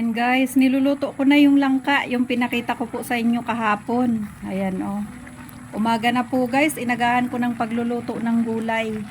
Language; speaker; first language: Filipino; non-native, local second language; Bikol